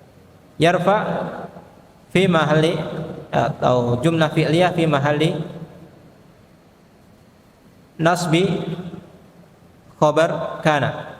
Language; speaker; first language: Arabic; non-native, fluent; Indonesian